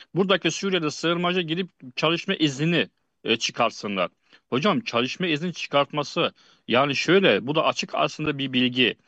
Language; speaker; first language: Turkish; non-native, fluent; Arabic